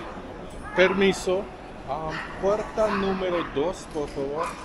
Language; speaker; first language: Spanish; non-native, learner; English